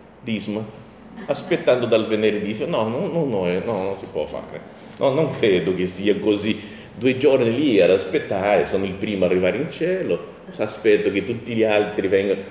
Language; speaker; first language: Italian; non-native, fluent; Portuguese